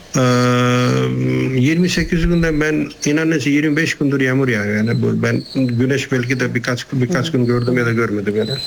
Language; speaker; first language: Turkish; non-native, fluent; Nepali